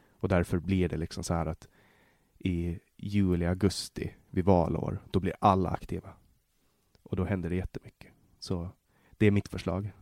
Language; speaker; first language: Swedish; native; Swedish